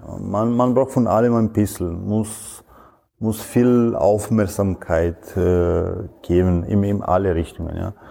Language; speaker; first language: German; non-native, fluent; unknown